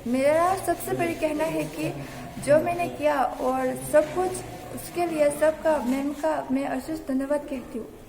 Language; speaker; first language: Hindi; non-native, local second language; Bangla